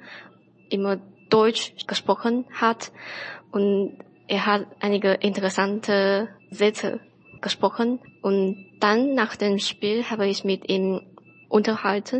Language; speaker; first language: German; non-native, learner; Chinese